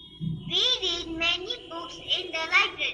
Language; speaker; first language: English; non-native, learner; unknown